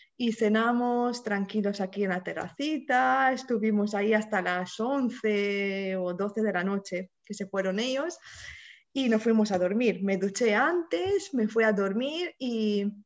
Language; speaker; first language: Spanish; non-native, fluent; Romanian